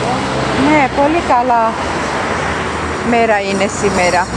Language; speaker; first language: Greek; non-native, learner; Armenian